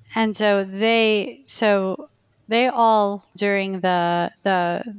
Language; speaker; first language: English; early bilingual, other home language; Persian